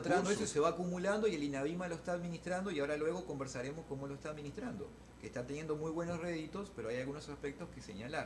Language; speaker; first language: Spanish; native; Spanish